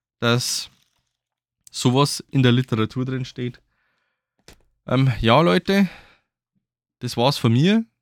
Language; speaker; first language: German; native; German